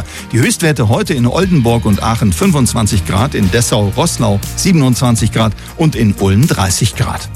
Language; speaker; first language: German; native; German